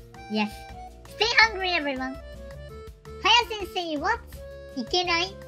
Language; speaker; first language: English; non-native, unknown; Japanese